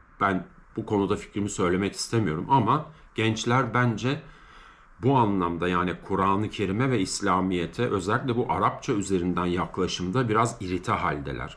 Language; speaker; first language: Turkish; native; Turkish